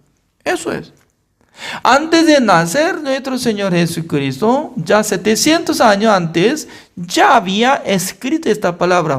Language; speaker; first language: Spanish; non-native, fluent; Korean